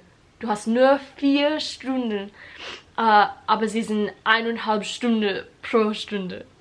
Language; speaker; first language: German; non-native, learner; English